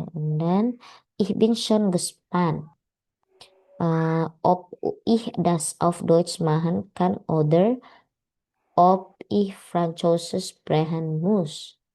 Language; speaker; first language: German; non-native, learner; Indonesian